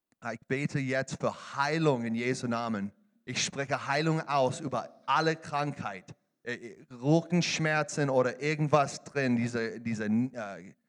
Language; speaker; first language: German; non-native, learner; English